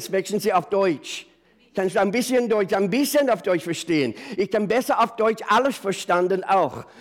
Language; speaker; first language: German; non-native, learner; English